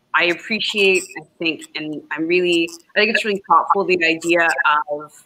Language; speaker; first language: English; native; English